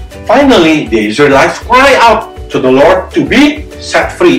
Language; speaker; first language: English; non-native, fluent; Indonesian